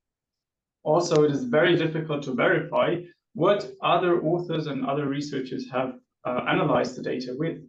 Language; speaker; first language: English; non-native, fluent; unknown